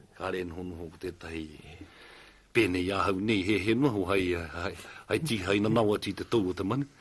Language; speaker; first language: Māori; native; Māori